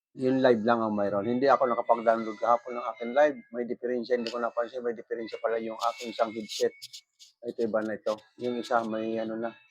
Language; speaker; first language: Filipino; non-native, local second language; Bikol